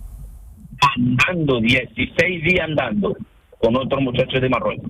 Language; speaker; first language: Spanish; early bilingual, other home language; Arabic